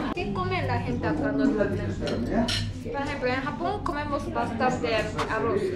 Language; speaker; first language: Spanish; non-native, learner; Japanese